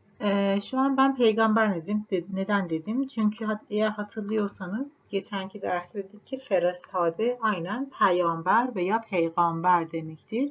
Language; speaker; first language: Turkish; non-native, fluent; Persian